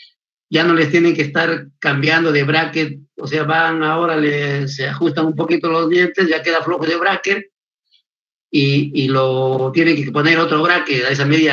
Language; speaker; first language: Spanish; native; Spanish